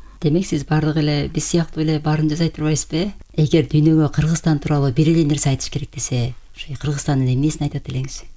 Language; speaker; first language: Kyrgyz; native; Kyrgyz